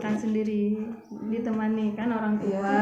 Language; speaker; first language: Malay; non-native, local second language; Achinese